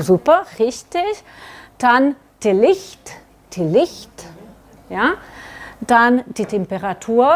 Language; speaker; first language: German; non-native, learner; Catalan